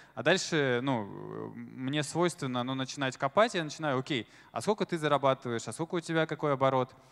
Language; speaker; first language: Russian; native; Russian